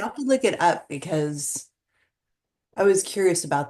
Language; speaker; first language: English; native; English